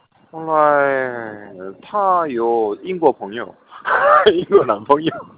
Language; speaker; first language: Chinese; non-native, fluent; Korean